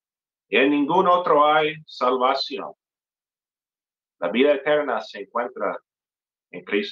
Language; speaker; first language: Spanish; non-native, fluent; English